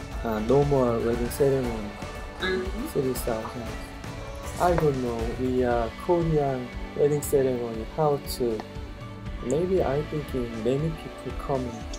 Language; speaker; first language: English; non-native, learner; Korean